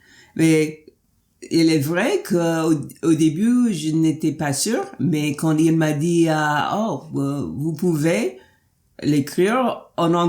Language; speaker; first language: French; non-native, fluent; English